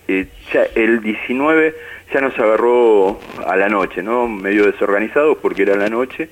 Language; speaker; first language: Spanish; native; Spanish